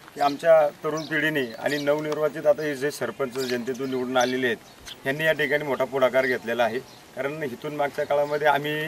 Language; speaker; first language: Marathi; native; Marathi